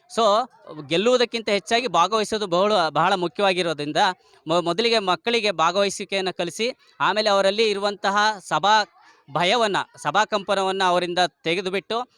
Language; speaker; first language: Kannada; native; Kannada